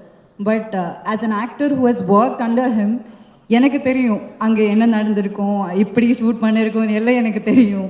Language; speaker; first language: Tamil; non-native, learner; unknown